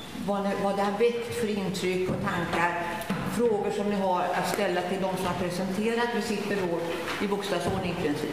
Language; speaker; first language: Swedish; native; Swedish